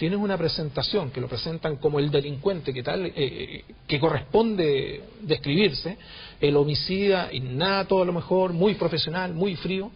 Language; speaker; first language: Spanish; native; Spanish